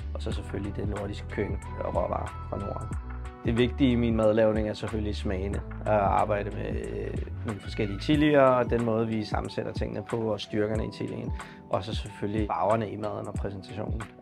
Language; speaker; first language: Danish; early bilingual, other home language; Urdu